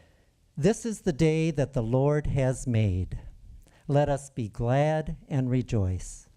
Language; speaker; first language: English; native; English